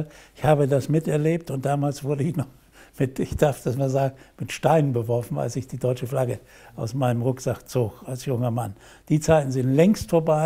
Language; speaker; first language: German; native; German